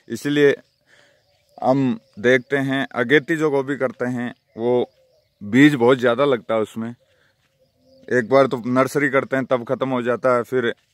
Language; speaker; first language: Hindi; native; Hindi